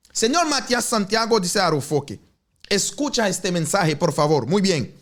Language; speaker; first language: Spanish; non-native, learner; Haitian Creole